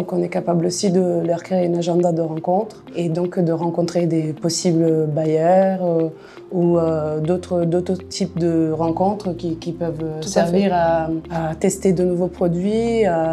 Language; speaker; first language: French; non-native, fluent; Italian